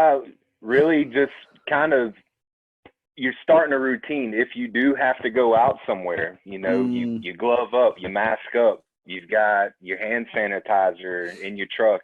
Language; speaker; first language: English; native; English